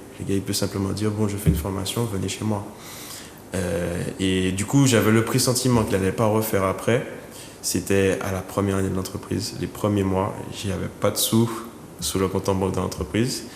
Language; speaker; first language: French; native; French